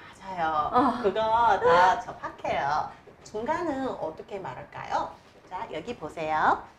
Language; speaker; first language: Korean; non-native, fluent; Chinese